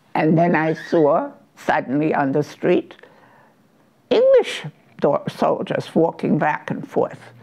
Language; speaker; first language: English; non-native, fluent; German